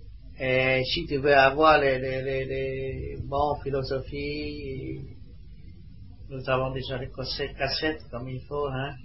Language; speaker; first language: French; non-native, learner; Vietnamese